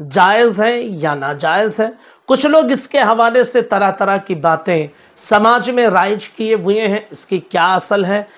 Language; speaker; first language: Urdu; native; Urdu